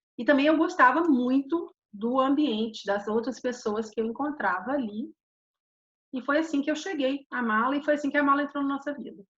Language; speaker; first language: Portuguese; native; Portuguese